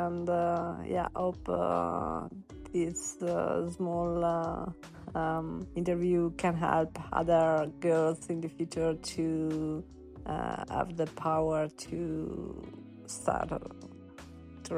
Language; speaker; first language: English; non-native, learner; Italian